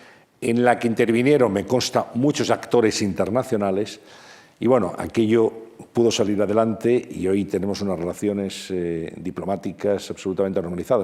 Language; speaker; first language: Spanish; native; Spanish